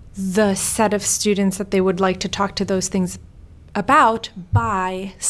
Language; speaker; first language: English; early bilingual, heritage; Swedish